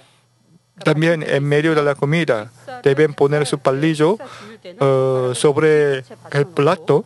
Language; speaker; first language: Spanish; non-native, learner; Korean